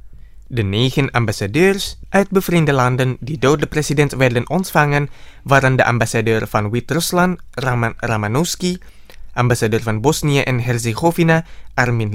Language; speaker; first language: Dutch; non-native, fluent; Indonesian